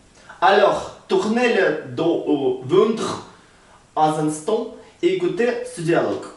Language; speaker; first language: French; non-native, learner; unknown